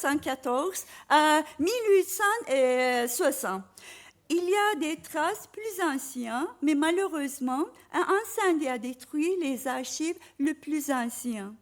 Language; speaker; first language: French; non-native, fluent; Turkish